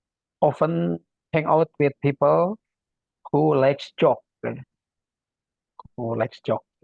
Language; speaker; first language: English; non-native, learner; Indonesian